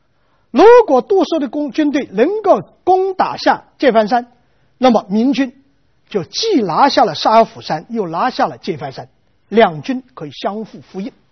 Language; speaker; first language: Chinese; native; Chinese